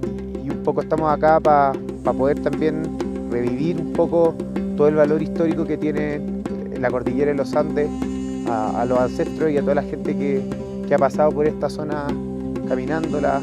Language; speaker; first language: Spanish; native; Spanish